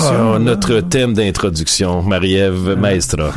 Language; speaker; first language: French; native; French